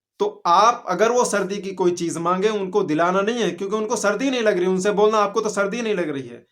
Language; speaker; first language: Urdu; native; Urdu